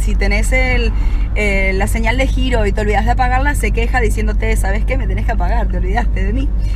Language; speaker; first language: Spanish; early bilingual, heritage; Spanish